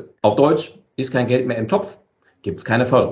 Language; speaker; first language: German; native; German